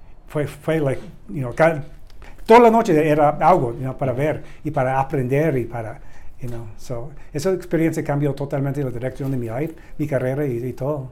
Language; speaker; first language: Spanish; non-native, learner; English